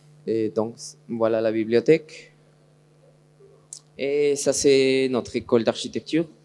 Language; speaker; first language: French; non-native, learner; Spanish